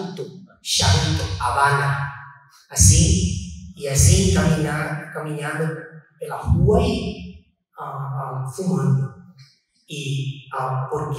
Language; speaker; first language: Portuguese; non-native, fluent; Chinese